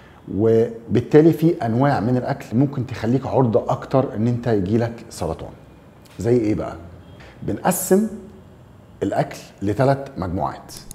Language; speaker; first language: Arabic; native; Arabic